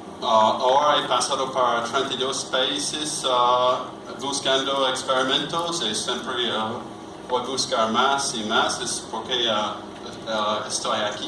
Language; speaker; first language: Spanish; non-native, learner; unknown